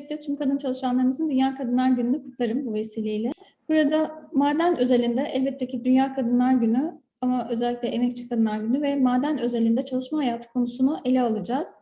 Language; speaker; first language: Turkish; native; Turkish